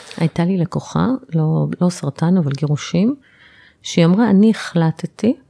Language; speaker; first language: Hebrew; native; Hebrew